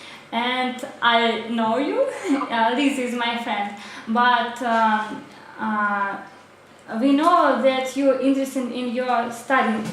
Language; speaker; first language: English; non-native, learner; Russian